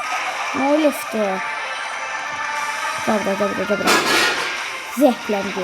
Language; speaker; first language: Turkish; non-native, learner; Azerbaijani